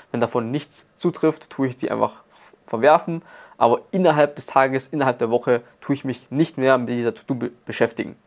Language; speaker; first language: German; native; German